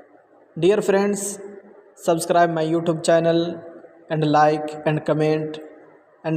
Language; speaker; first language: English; non-native, learner; Urdu